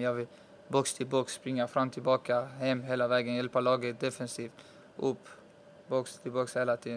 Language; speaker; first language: Swedish; early bilingual, other home language; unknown